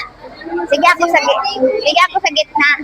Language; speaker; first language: Filipino; native; Filipino